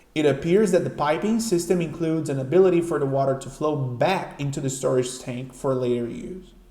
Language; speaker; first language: English; non-native, fluent; Portuguese